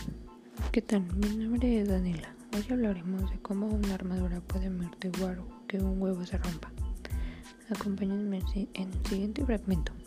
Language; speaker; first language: Spanish; native; Spanish